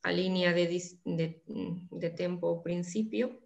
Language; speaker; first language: Spanish; non-native, local second language; Galician